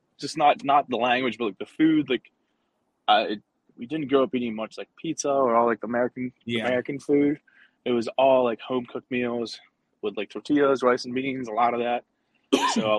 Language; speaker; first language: English; early bilingual, other home language; Spanish